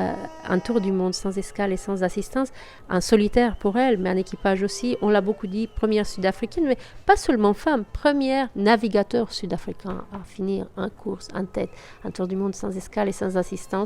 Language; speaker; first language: French; native; French